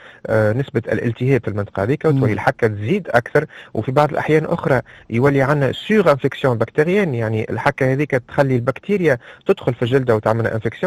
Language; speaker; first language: Arabic; native; Arabic